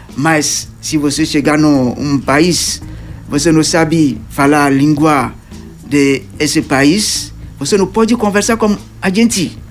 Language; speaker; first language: Portuguese; non-native, learner; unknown